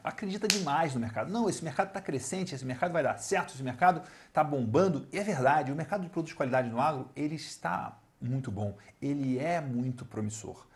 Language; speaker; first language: Portuguese; native; Portuguese